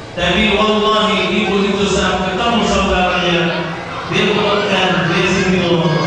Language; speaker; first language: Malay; non-native, fluent; Arabic